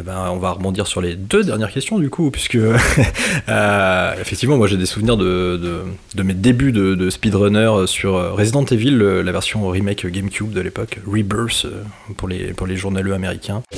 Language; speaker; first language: French; native; French